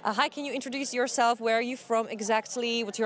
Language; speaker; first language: English; non-native, fluent; Czech